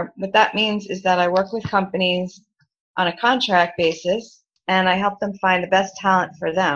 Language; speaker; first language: English; native; English